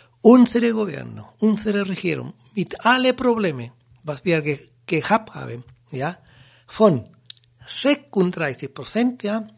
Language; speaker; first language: German; non-native, learner; Spanish